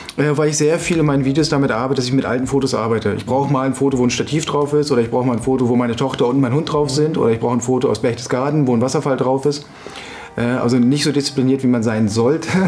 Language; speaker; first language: German; native; German